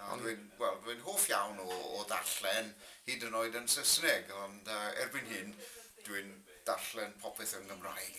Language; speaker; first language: Welsh; non-native, local second language; English